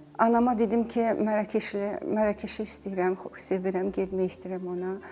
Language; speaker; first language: Azerbaijani; native; Azerbaijani